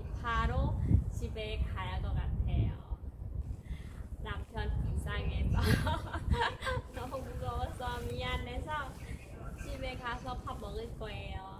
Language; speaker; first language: Korean; non-native, fluent; Khmer